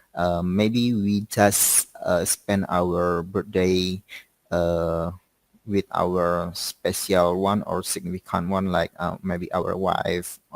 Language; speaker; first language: English; non-native, learner; Indonesian